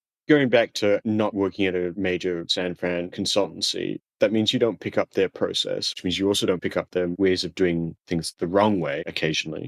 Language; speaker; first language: English; native; English